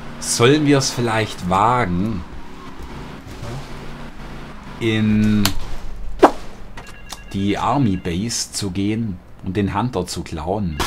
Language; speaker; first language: German; native; German